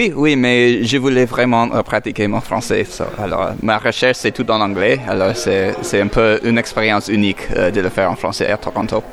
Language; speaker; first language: French; non-native, local second language; English